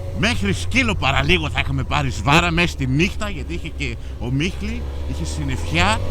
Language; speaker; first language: Greek; early bilingual, heritage; Greek